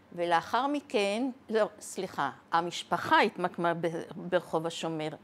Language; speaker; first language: Hebrew; early bilingual, other home language; Arabic